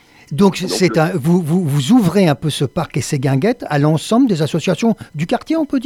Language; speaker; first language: French; native; French